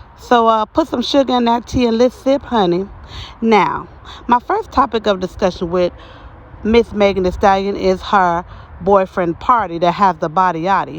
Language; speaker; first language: English; native; English